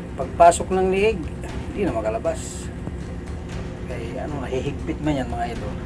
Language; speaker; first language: Filipino; non-native, local second language; Waray